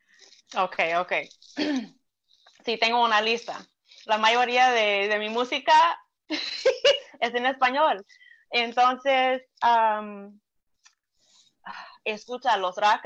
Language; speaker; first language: Spanish; non-native, fluent; English